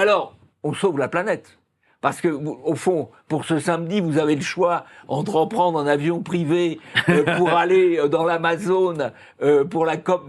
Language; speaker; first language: French; native; French